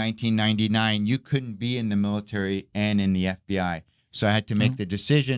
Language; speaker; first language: English; early bilingual, other home language; Arabic